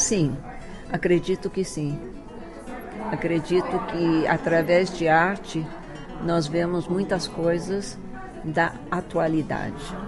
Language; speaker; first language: Portuguese; early bilingual, other home language; Chinese